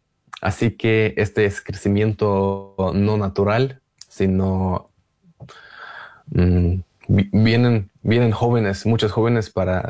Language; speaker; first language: Spanish; non-native, learner; Russian